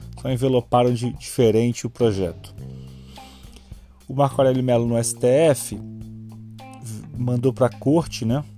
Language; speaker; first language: Portuguese; native; Portuguese